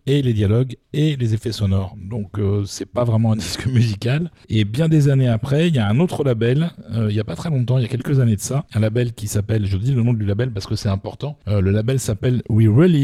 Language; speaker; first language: French; native; French